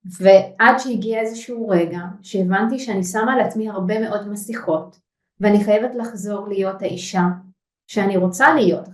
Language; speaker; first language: Hebrew; non-native, local second language; Arabic